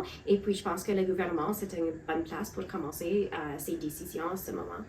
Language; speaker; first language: French; non-native, local second language; English